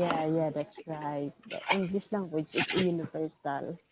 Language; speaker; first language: English; non-native, local second language; Filipino